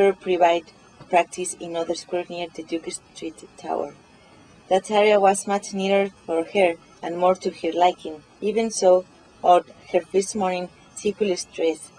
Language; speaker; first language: English; non-native, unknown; Spanish